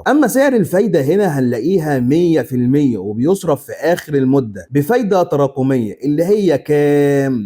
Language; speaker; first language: Arabic; native; Arabic